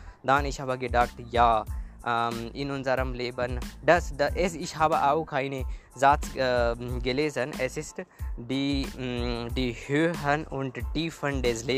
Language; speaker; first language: German; non-native, learner; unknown